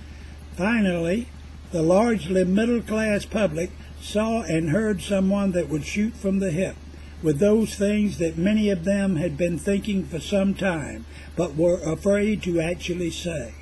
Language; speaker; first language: English; native; English